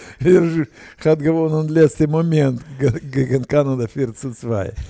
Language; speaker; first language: German; non-native, learner; Russian